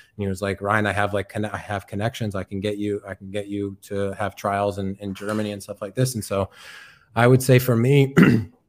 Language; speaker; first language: English; native; English